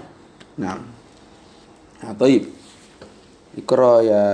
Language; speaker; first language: Arabic; non-native, fluent; Indonesian